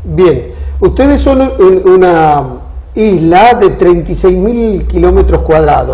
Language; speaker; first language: Spanish; native; Spanish